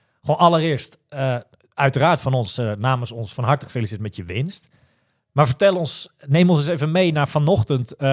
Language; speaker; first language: Dutch; native; Dutch